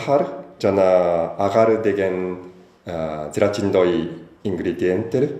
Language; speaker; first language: Kyrgyz; non-native, learner; Japanese